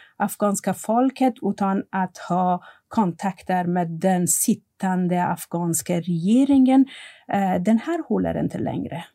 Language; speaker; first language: Swedish; non-native, fluent; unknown